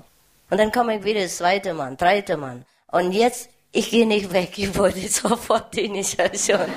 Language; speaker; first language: German; non-native, learner; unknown